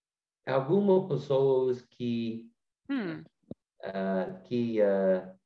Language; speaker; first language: Portuguese; non-native, learner; English